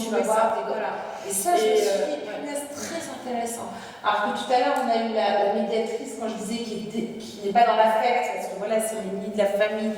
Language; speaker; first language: French; native; French